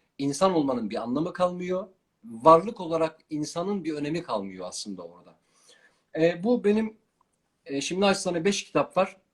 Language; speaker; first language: Turkish; non-native, local second language; Kurdish